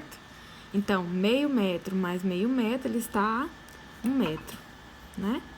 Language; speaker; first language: Portuguese; native; Portuguese